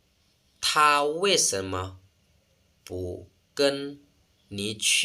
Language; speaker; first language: Chinese; non-native, fluent; Lao